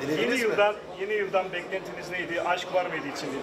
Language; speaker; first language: Turkish; native; Turkish